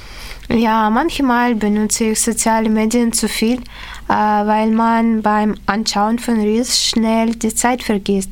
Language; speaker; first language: German; non-native, learner; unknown